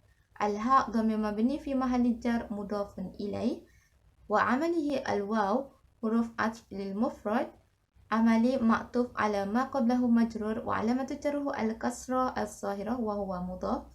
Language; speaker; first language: Arabic; non-native, learner; Malay